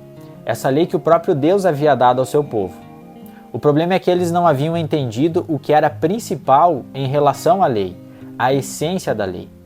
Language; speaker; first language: Portuguese; native; Portuguese